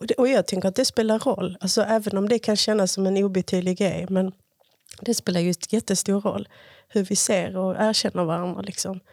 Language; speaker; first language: Swedish; early bilingual, other home language; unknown